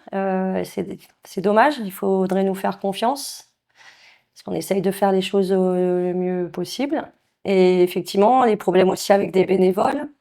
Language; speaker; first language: French; native; French